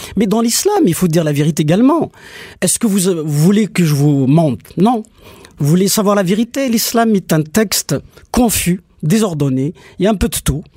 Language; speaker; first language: French; non-native, local second language; Kabyle